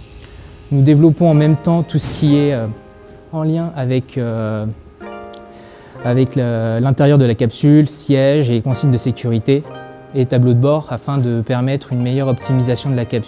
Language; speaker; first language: French; native; French